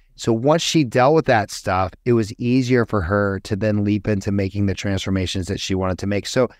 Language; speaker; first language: English; native; English